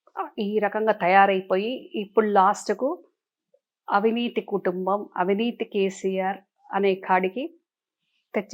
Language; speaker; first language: Telugu; native; Telugu